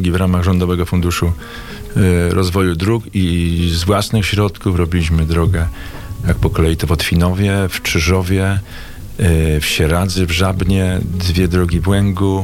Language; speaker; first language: Polish; native; Polish